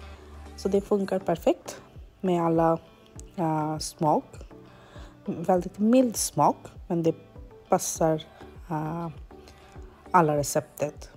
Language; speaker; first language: Swedish; non-native, learner; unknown